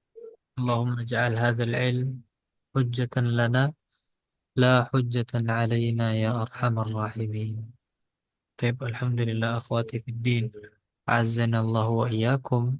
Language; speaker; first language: Arabic; non-native, fluent; Indonesian